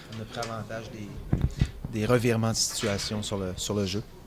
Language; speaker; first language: French; native; French